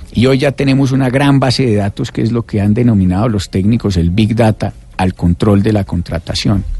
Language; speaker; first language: Spanish; native; Spanish